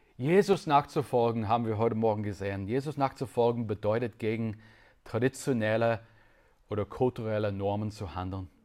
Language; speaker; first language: German; non-native, fluent; English